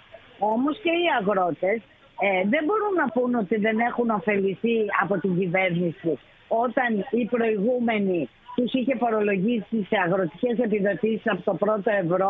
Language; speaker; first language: Greek; native; Greek